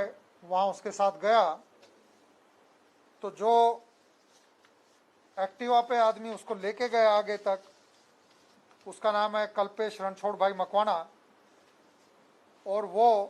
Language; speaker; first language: Hindi; non-native, local second language; Gujarati